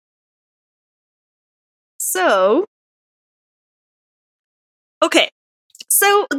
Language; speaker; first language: English; non-native, fluent; Russian